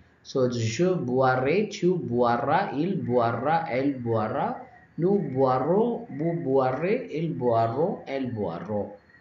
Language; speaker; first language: French; non-native, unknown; Tamil